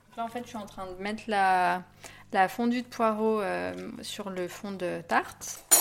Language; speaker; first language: French; native; French